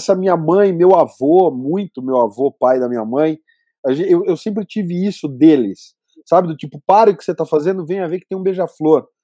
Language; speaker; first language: Portuguese; native; Portuguese